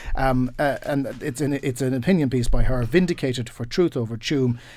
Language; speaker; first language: English; native; English